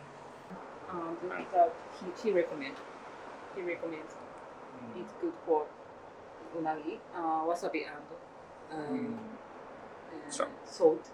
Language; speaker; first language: English; non-native, learner; Japanese